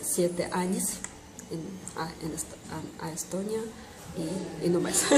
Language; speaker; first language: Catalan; non-native, learner; Italian